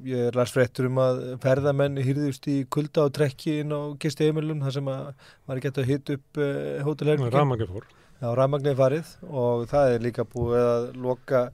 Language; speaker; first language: Icelandic; native; Icelandic